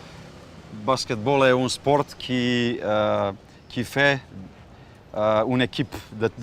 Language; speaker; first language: French; non-native, learner; Slovenian